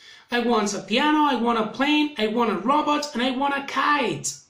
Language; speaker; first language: English; non-native, fluent; Spanish